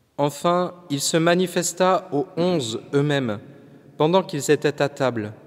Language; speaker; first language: French; native; French